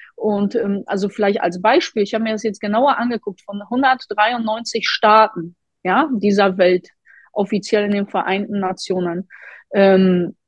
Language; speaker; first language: German; non-native, fluent; Polish